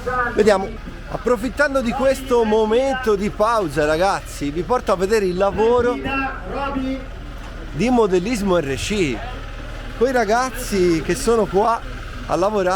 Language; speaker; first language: Italian; native; Italian